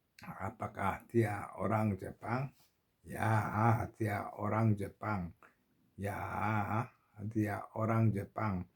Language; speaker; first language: Indonesian; non-native, learner; Korean